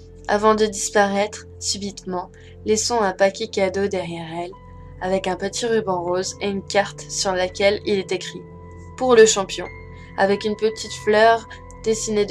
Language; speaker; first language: French; native; French